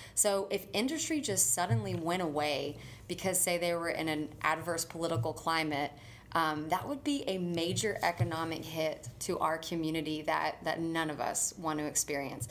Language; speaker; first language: English; native; English